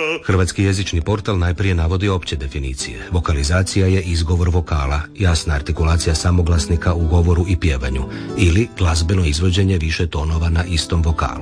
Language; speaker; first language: Serbian; native; Serbian